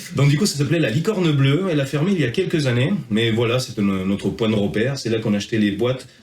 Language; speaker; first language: French; early bilingual, heritage; French